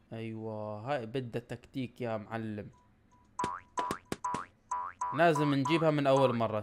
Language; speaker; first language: Arabic; native; Arabic